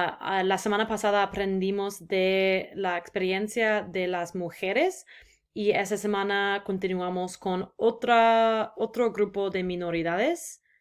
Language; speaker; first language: Spanish; non-native, fluent; English